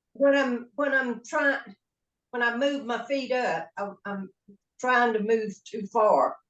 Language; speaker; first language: English; native; English